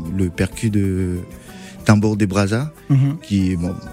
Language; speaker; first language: French; non-native, local second language; Dyula